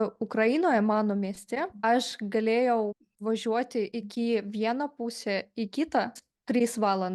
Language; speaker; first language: Lithuanian; non-native, fluent; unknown